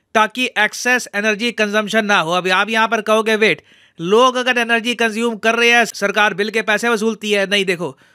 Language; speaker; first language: Hindi; native; Hindi